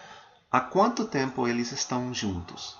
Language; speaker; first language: Portuguese; non-native, fluent; English